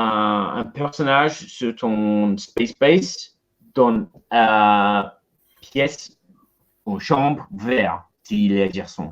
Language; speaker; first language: French; non-native, learner; English